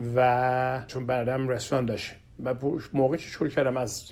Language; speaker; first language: Persian; non-native, learner; Turkish